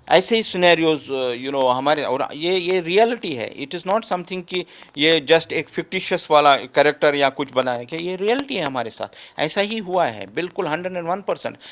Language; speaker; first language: Hindi; native; Hindi